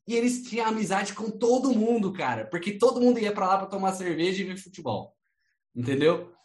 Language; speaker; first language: Portuguese; non-native, fluent; English